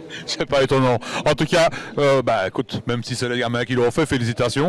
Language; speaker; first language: French; native; French